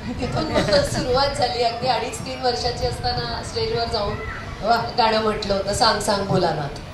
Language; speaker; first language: Marathi; non-native, local second language; Konkani